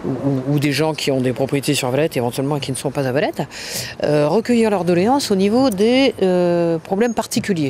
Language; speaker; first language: French; native; French